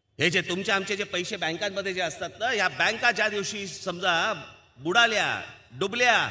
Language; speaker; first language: Marathi; native; Marathi